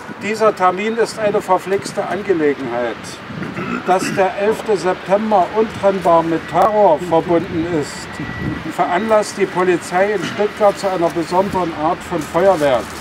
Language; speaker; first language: German; native; German